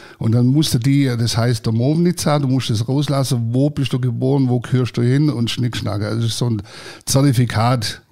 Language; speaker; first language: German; early bilingual, other home language; Croatian